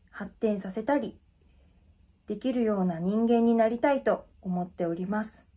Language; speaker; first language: Japanese; native; Japanese